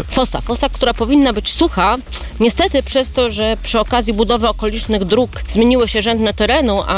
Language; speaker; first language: Polish; native; Polish